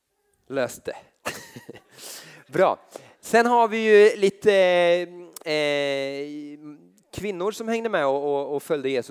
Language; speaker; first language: Swedish; native; Swedish